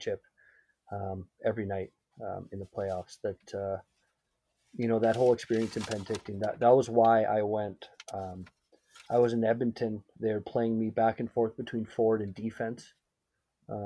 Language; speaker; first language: English; native; English